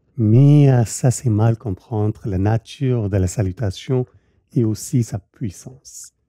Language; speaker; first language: French; native; French